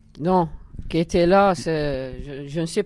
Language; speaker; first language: French; non-native, learner; Arabic